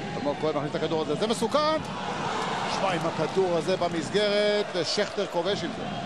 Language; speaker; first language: Hebrew; native; Hebrew